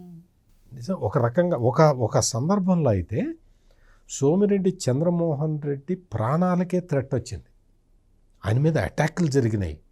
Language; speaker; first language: Telugu; native; Telugu